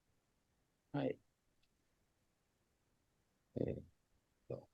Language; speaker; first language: Japanese; non-native, fluent; Indonesian